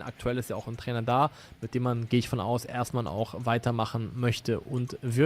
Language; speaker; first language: German; native; German